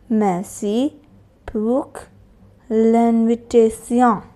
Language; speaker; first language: French; non-native, learner; Hindi